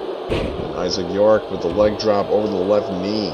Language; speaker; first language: English; native; English